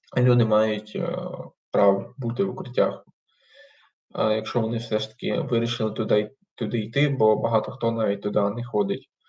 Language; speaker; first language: Ukrainian; non-native, local second language; Russian